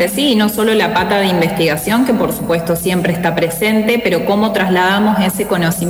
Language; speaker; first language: Spanish; native; Spanish